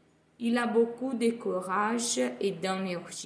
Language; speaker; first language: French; non-native, fluent; Italian